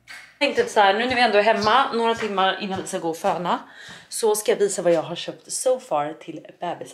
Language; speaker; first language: Swedish; native; Swedish